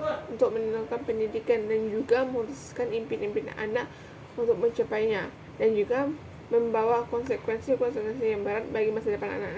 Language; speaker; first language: Indonesian; native; Indonesian